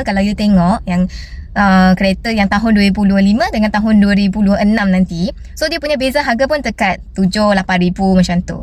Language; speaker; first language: Malay; native; Malay